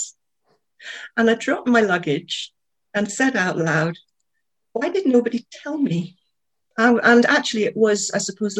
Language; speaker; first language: English; native; English